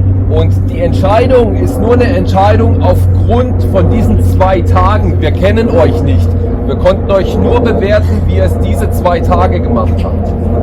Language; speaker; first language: German; native; German